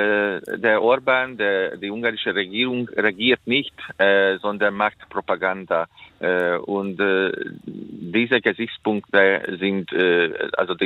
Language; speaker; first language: German; non-native, fluent; Hungarian